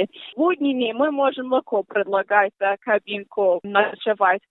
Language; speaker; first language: Russian; early bilingual, heritage; Russian